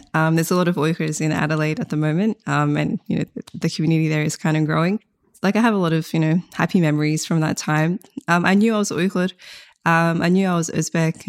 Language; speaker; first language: English; early bilingual, other home language; Uyghur